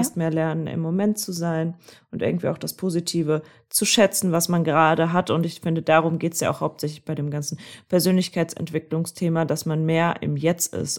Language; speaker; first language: German; native; German